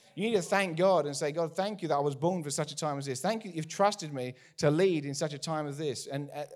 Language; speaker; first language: English; native; English